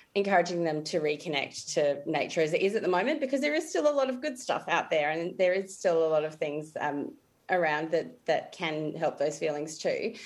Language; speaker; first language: English; native; English